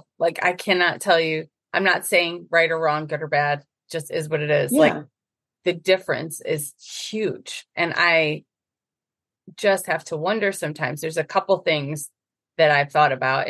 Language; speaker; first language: English; native; English